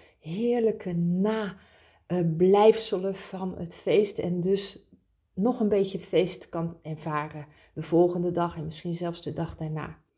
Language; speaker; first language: Dutch; early bilingual, heritage; Dutch